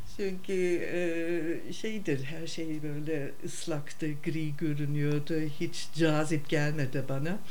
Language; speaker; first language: Turkish; non-native, fluent; German